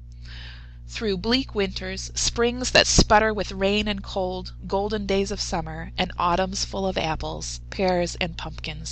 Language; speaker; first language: English; native; English